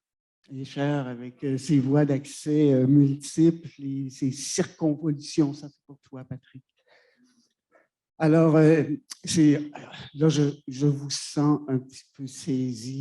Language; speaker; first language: French; native; French